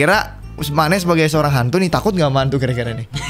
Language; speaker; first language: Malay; non-native, local second language; Sundanese